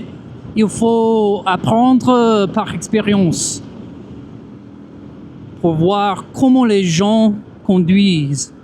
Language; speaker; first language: French; non-native, fluent; English